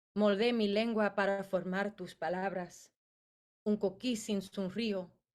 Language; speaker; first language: Spanish; early bilingual, other home language; English